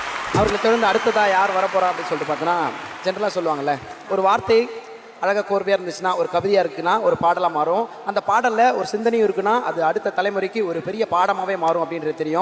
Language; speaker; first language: Tamil; native; Tamil